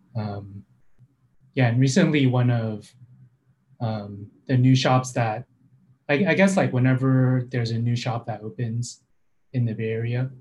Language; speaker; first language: English; native; English